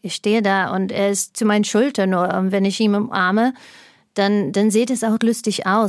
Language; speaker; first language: German; non-native, fluent; English